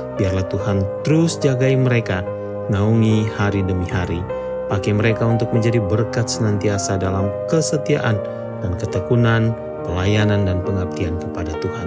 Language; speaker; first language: Indonesian; native; Indonesian